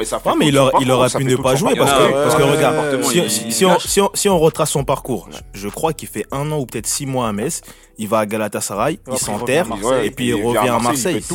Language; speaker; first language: French; native; French